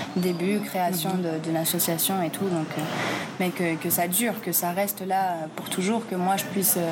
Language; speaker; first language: French; native; French